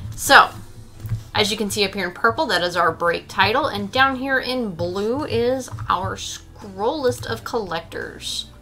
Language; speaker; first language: English; native; English